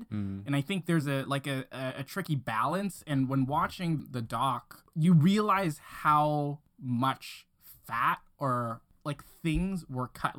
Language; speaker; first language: English; non-native, local second language; Cantonese